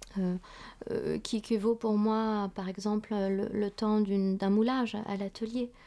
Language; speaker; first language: French; early bilingual, other home language; Vietnamese